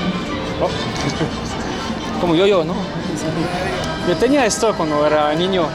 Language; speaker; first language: Spanish; non-native, learner; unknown